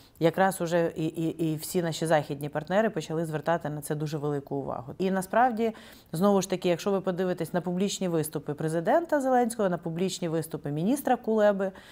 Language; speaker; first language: Ukrainian; native; Ukrainian